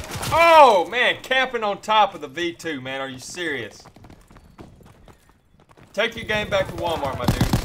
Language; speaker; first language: English; native; English